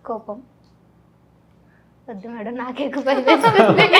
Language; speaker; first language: Telugu; native; Telugu